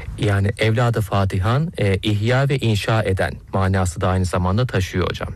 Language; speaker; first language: Turkish; native; Turkish